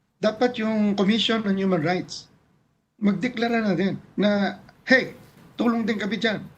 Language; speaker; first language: Filipino; native; Filipino